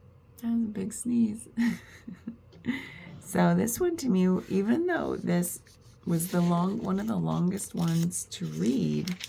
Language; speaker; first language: English; native; English